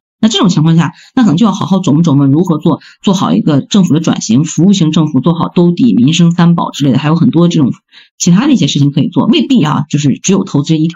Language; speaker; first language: Chinese; native; Chinese